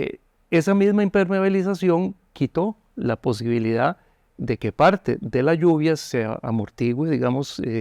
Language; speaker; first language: Spanish; native; Spanish